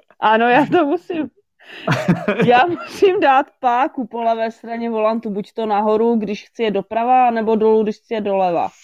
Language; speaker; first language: Czech; native; Czech